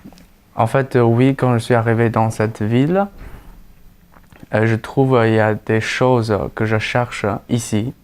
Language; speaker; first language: French; non-native, fluent; Chinese